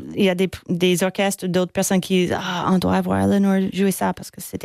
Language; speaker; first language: French; non-native, fluent; English